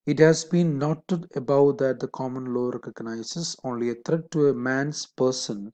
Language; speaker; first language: English; non-native, local second language; Malayalam